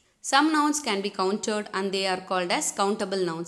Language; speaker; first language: English; non-native, local second language; Tamil